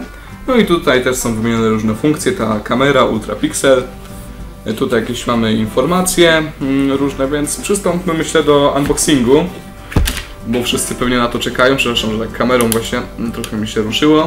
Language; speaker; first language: Polish; native; Polish